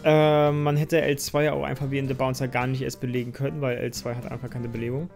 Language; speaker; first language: German; native; German